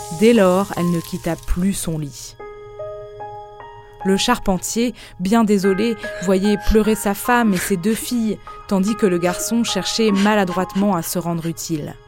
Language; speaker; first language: French; native; French